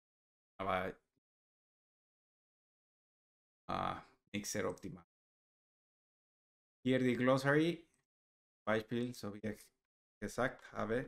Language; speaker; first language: German; non-native, learner; Spanish